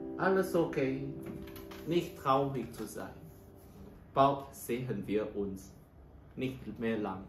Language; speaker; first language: German; non-native, learner; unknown